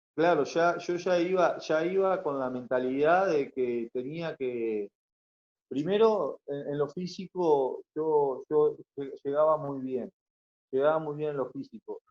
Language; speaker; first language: Spanish; native; Spanish